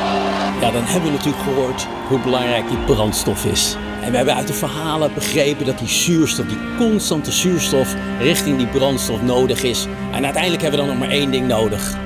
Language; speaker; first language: Dutch; native; Dutch